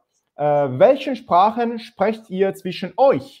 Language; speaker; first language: German; non-native, fluent; Italian